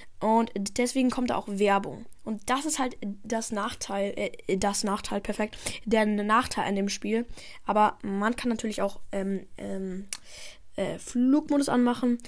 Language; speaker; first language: German; native; German